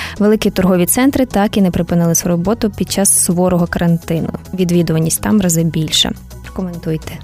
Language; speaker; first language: Ukrainian; native; Ukrainian